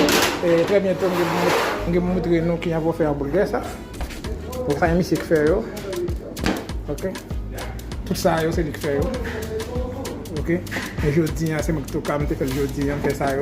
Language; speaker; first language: French; non-native, learner; Haitian Creole